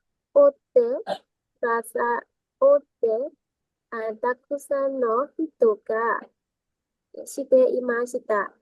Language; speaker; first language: Japanese; non-native, learner; Burmese